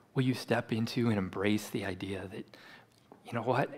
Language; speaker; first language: English; native; English